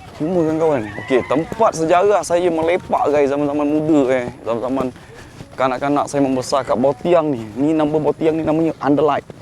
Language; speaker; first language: Malay; native; Malay